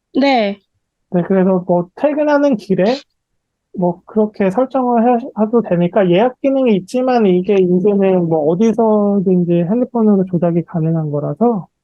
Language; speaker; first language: Korean; native; Korean